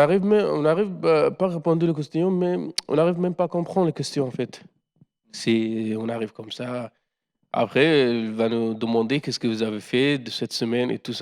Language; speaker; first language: French; non-native, learner; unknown